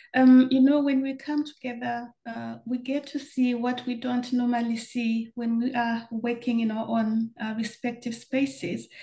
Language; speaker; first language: English; non-native, local second language; Shona